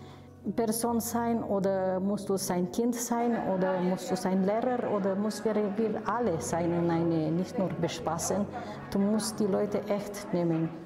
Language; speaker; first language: German; non-native, fluent; Romanian